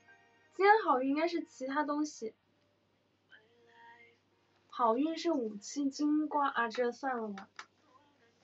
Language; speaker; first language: Chinese; native; Chinese